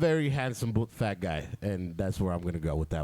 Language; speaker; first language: English; native; English